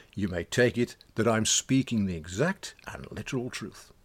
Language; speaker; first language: English; native; English